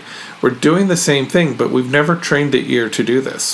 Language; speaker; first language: English; native; English